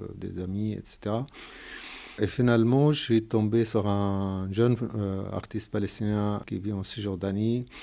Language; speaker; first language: French; non-native, fluent; Arabic